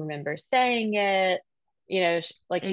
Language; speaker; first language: English; native; English